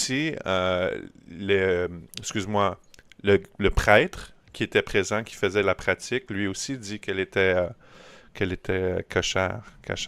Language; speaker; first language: French; native; French